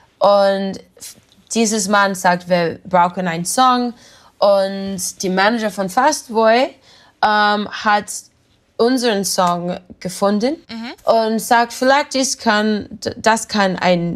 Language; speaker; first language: German; non-native, learner; English